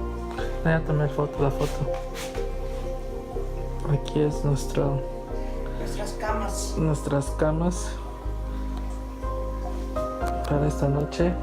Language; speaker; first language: Spanish; early bilingual, heritage; Spanish